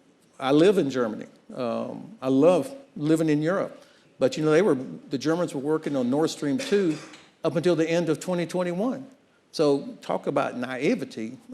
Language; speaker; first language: English; native; English